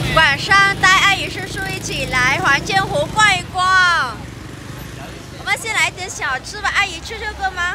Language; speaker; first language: Chinese; non-native, fluent; Vietnamese